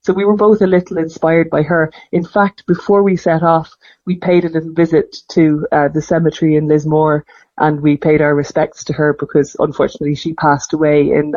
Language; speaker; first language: English; native; English